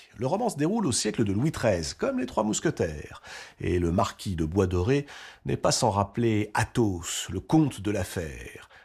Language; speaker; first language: French; native; French